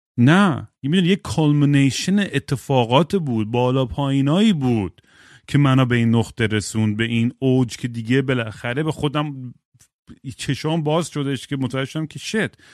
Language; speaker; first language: Persian; native; Persian